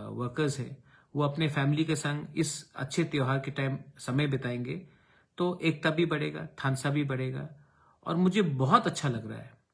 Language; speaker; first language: Hindi; non-native, local second language; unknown